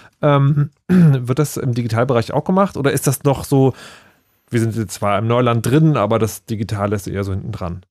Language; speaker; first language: German; native; German